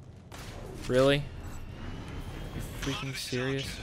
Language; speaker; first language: English; native; English